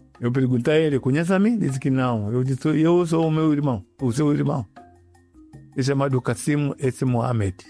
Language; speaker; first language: Portuguese; non-native, local second language; Yao